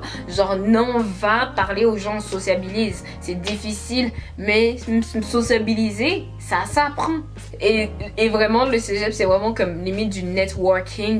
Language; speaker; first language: French; native; French